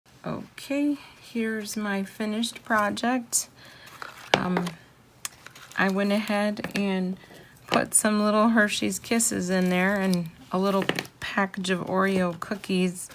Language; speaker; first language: English; native; English